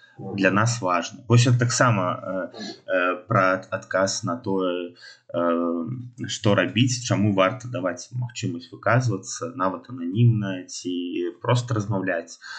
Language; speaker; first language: Belarusian; non-native, local second language; Russian